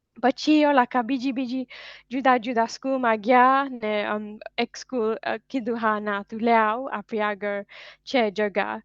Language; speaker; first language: Gujarati; early bilingual, heritage; Gujarati